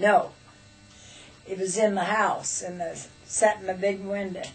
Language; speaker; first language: English; native; English